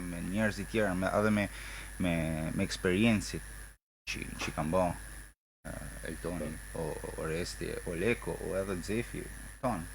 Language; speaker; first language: Albanian; early bilingual, heritage; Albanian